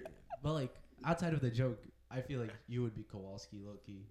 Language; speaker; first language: English; early bilingual, other home language; Spanish